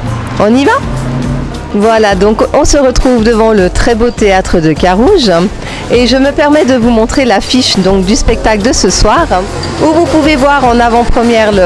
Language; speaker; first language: French; native; French